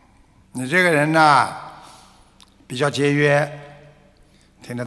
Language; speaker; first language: Chinese; non-native, local second language; Wu Chinese